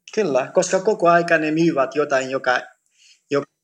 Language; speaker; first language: Finnish; non-native, fluent; Greek